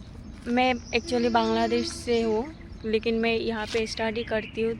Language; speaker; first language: Hindi; non-native, learner; Bangla